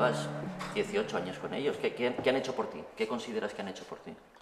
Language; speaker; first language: Spanish; native; Spanish